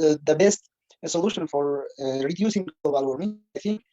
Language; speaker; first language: English; non-native, learner; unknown